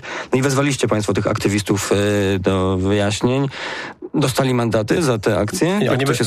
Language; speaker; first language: Polish; native; Polish